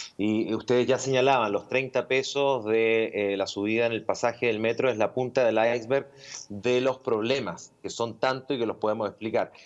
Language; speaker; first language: Spanish; native; Spanish